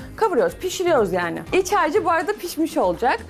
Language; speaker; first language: Turkish; native; Turkish